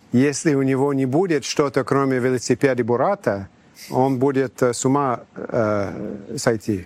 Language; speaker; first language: Russian; non-native, fluent; English